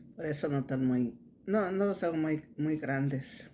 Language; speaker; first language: Spanish; early bilingual, heritage; Spanish